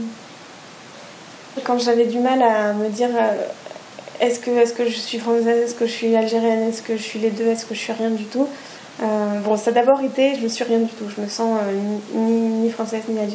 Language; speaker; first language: French; native; French